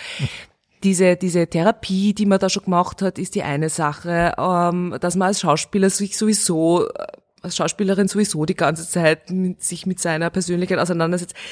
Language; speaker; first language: German; early bilingual, other home language; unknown